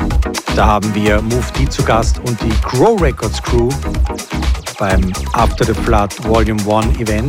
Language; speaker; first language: German; native; German